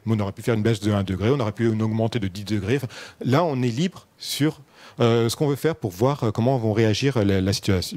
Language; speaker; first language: French; native; French